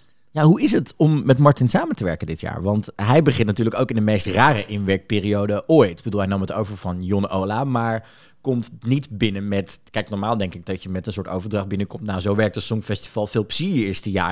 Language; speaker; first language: Dutch; native; Dutch